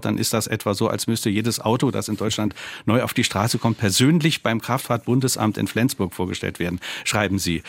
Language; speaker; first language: German; native; German